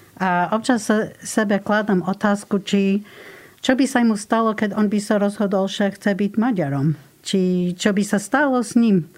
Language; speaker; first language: Slovak; non-native, fluent; English